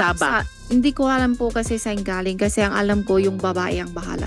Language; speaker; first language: Filipino; non-native, learner; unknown